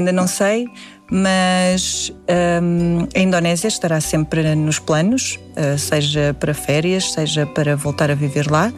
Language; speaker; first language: Portuguese; early bilingual, other home language; Indonesian